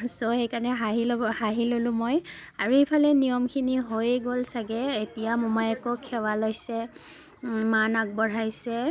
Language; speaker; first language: Assamese; non-native, local second language; Bodo